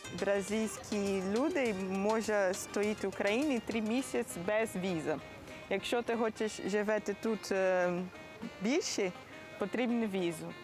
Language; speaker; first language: Ukrainian; non-native, learner; Portuguese